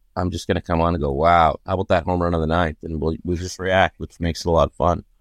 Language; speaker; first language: English; native; English